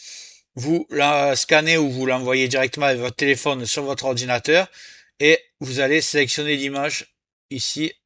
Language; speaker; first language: French; native; French